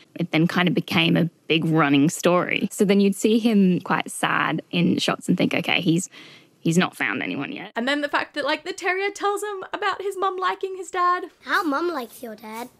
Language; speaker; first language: English; native; English